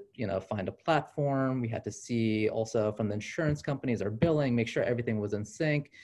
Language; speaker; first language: English; native; English